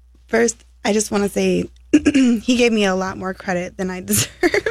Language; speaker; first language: English; native; English